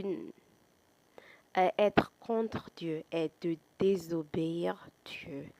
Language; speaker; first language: French; non-native, fluent; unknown